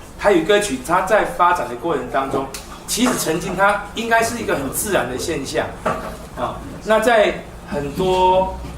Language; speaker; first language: Chinese; non-native, local second language; Min Nan Chinese